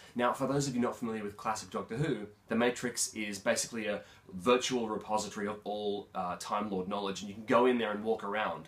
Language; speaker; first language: English; native; English